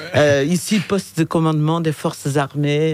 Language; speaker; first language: French; non-native, fluent; Portuguese